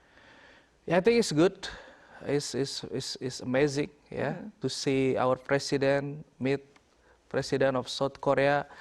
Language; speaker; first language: English; non-native, learner; Indonesian